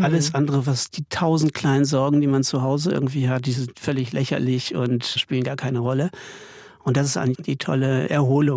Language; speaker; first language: German; native; German